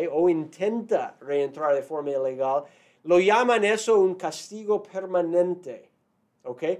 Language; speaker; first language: Spanish; non-native, fluent; English